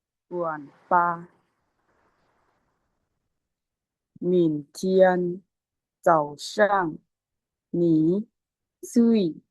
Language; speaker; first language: Chinese; non-native, learner; Lao